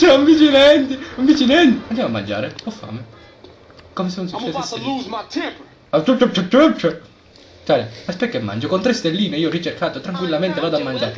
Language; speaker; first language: Italian; native; Italian